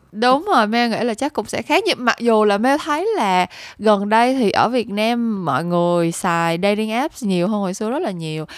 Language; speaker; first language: Vietnamese; native; Vietnamese